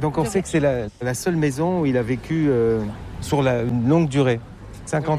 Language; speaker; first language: French; native; French